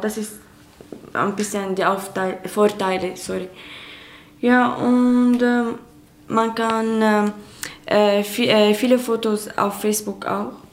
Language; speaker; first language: German; non-native, learner; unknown